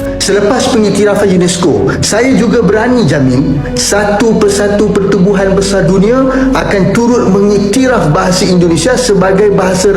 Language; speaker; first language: Malay; native; Malay